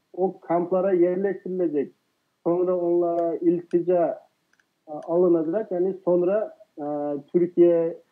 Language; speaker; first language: Turkish; non-native, fluent; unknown